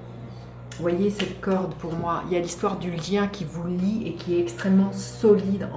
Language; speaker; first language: French; native; French